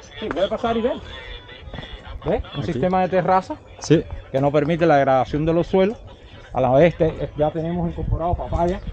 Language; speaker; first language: Spanish; native; Spanish